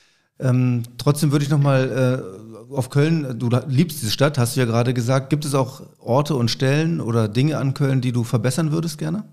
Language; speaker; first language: German; native; German